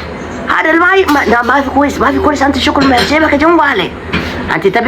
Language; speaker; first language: Arabic; non-native, learner; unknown